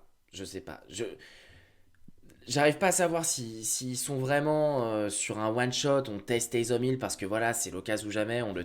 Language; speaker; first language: French; native; French